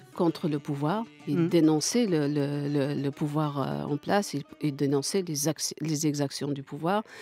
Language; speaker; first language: French; non-native, local second language; Kabyle